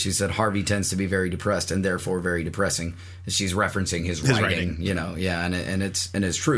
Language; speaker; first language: English; native; English